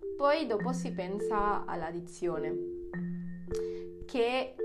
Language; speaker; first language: Italian; non-native, fluent; Filipino